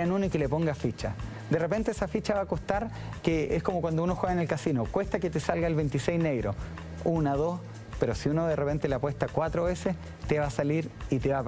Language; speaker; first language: Spanish; native; Spanish